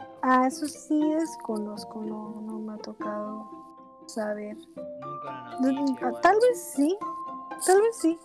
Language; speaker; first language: Spanish; native; Spanish